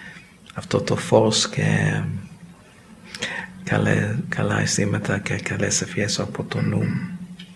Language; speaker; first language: Greek; non-native, learner; English